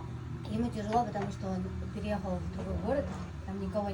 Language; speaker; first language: Russian; non-native, local second language; Bashkir